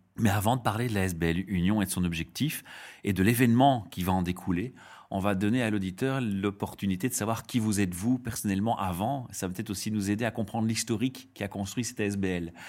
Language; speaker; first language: French; native; French